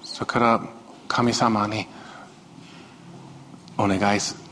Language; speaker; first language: Japanese; non-native, fluent; Chinese